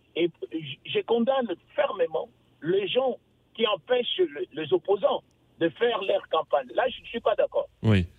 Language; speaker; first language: French; non-native, local second language; Lingala